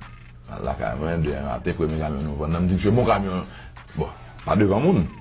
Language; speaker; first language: Haitian Creole; native; Haitian Creole